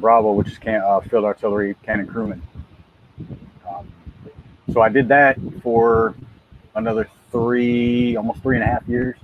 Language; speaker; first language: English; native; English